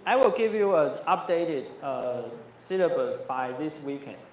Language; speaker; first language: English; non-native, fluent; Chinese